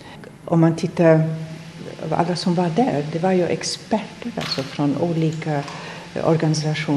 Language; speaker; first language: Swedish; non-native, fluent; German